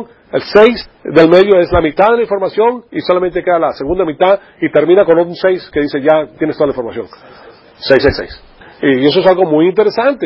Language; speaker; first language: Spanish; native; Spanish